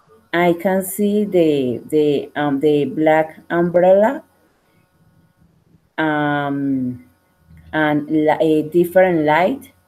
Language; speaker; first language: English; non-native, learner; Spanish